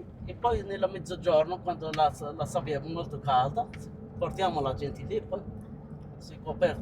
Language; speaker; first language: Italian; non-native, learner; Arabic